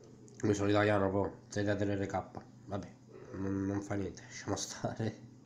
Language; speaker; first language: Italian; native; Italian